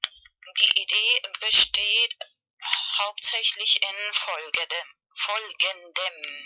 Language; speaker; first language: German; non-native, learner; Spanish